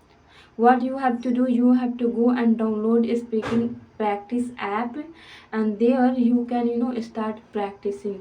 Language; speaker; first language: English; non-native, fluent; Hindi